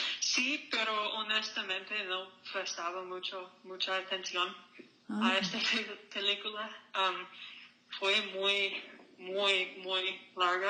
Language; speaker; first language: Spanish; non-native, learner; English